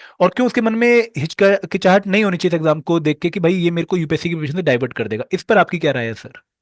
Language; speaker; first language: Hindi; native; Hindi